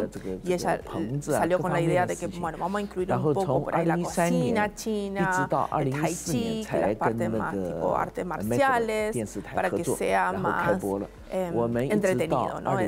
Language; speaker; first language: Spanish; early bilingual, other home language; Chinese